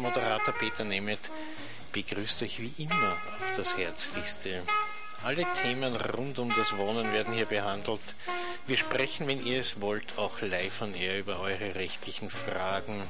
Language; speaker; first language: German; native; German